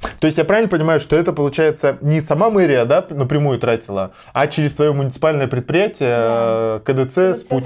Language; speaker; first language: Russian; native; Russian